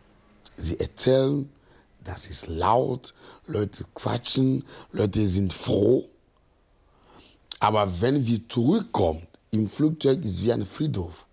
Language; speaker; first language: German; non-native, fluent; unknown